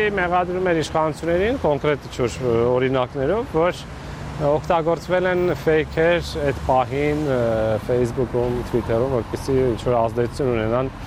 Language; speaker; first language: Armenian; native; Armenian